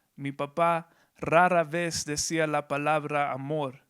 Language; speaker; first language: Spanish; early bilingual, heritage; Spanish